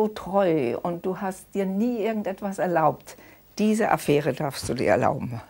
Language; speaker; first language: German; early bilingual, other home language; Danish